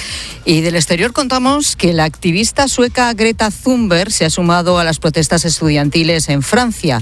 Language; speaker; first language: Spanish; native; Spanish